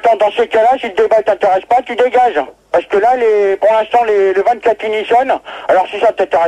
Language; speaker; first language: French; native; French